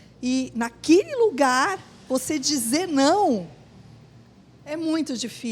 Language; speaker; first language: Portuguese; native; Portuguese